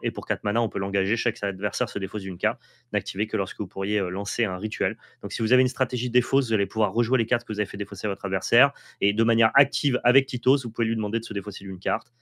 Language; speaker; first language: French; native; French